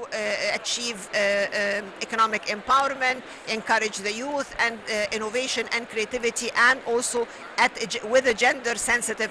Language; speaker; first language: English; non-native, fluent; Arabic